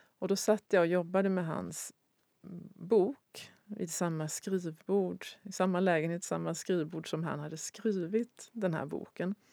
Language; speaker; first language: Swedish; native; Swedish